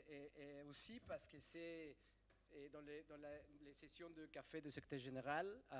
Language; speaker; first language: French; non-native, fluent; Spanish